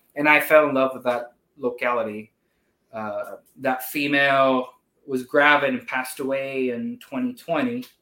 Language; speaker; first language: English; non-native, fluent; Spanish